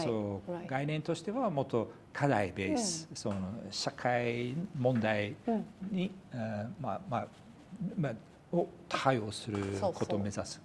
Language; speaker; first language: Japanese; non-native, fluent; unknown